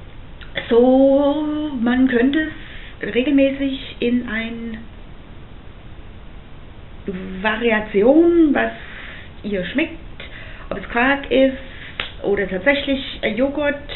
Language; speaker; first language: German; non-native, fluent; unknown